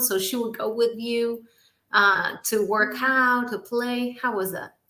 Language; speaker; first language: English; non-native, fluent; Spanish